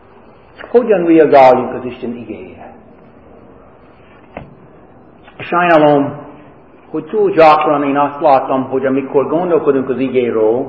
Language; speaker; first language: Hungarian; non-native, fluent; English